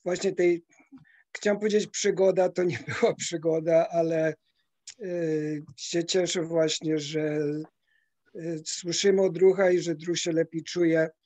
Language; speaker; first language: Polish; early bilingual, heritage; Polish